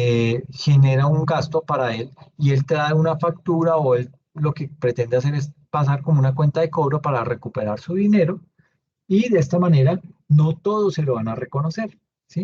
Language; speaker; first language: Spanish; native; Spanish